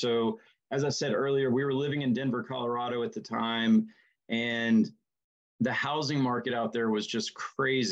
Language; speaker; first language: English; native; English